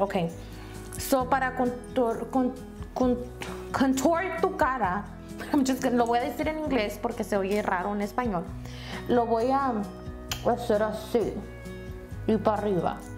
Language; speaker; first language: Spanish; early bilingual, heritage; Spanish